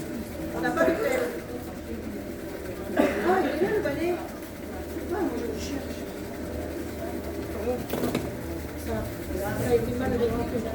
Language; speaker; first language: French; native; French